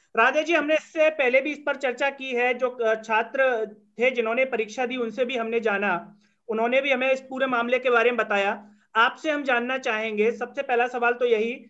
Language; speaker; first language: Hindi; native; Hindi